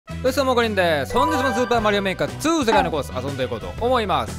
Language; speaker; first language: Japanese; native; Japanese